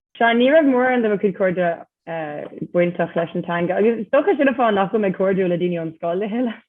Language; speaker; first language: Irish; non-native, local second language; English